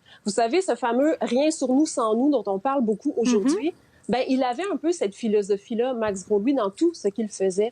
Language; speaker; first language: French; native; French